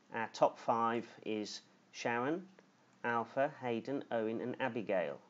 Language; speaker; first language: English; native; English